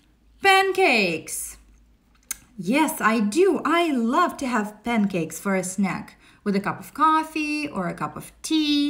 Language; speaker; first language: English; non-native, fluent; Russian